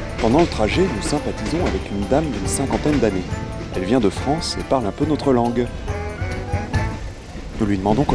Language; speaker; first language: French; native; French